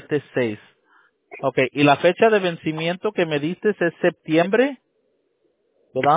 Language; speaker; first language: Spanish; native; Spanish